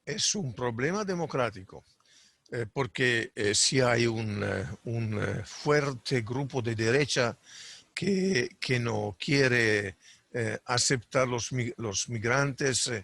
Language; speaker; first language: Spanish; non-native, fluent; Italian